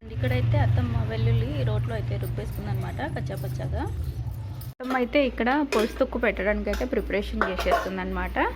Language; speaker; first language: Telugu; native; Telugu